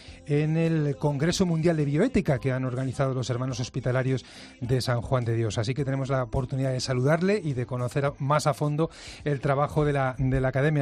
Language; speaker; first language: Spanish; native; Spanish